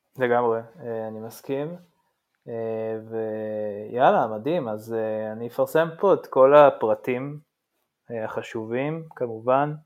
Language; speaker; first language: Hebrew; native; Hebrew